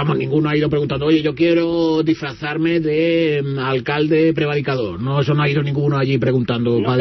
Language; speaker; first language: Spanish; native; Spanish